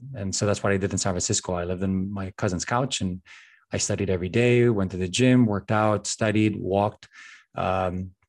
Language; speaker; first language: English; non-native, local second language; Filipino